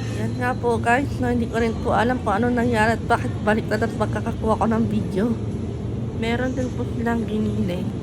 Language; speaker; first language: Filipino; native; Filipino